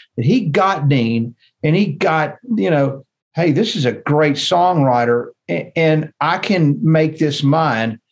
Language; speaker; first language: English; native; English